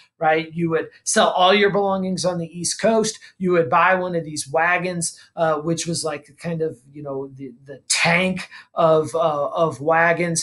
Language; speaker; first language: English; native; English